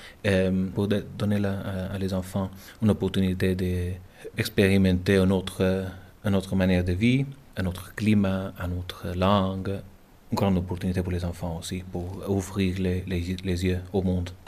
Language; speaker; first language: French; non-native, learner; English